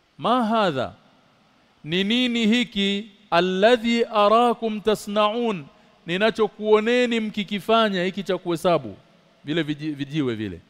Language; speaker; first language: Swahili; native; Swahili